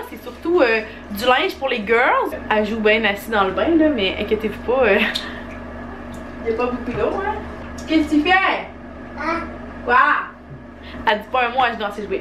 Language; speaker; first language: French; native; French